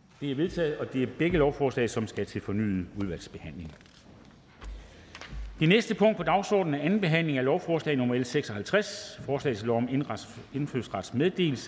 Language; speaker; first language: Danish; native; Danish